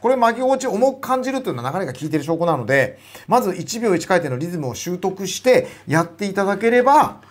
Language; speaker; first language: Japanese; native; Japanese